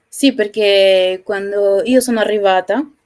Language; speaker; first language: Italian; non-native, learner; Spanish